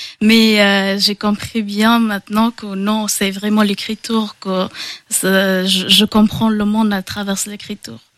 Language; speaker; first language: French; non-native, fluent; Persian